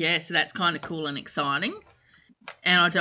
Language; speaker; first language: English; native; English